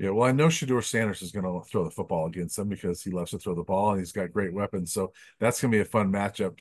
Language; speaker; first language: English; native; English